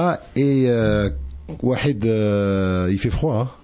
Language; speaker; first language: French; non-native, local second language; Arabic